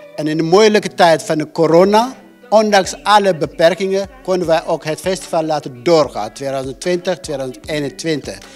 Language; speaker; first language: Dutch; non-native, fluent; Amharic